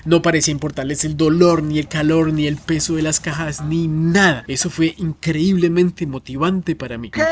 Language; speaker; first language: Spanish; native; Spanish